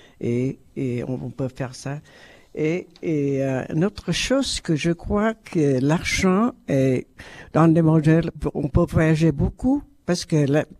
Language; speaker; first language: French; non-native, learner; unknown